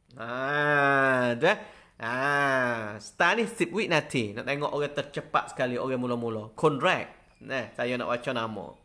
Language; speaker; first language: Malay; native; Malay